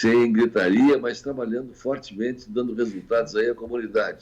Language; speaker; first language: Portuguese; native; Portuguese